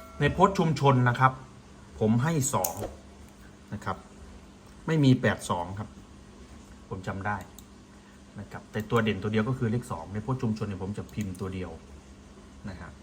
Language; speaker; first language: Thai; native; Thai